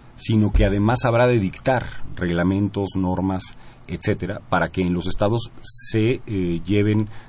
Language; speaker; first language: Spanish; native; Spanish